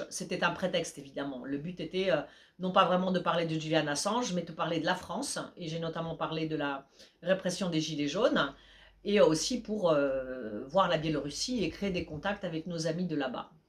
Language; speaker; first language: French; early bilingual, other home language; Polish